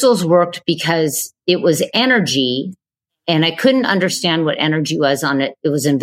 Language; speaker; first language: English; native; English